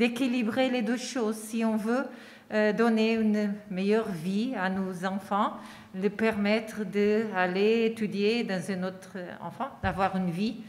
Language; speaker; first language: French; non-native, fluent; Portuguese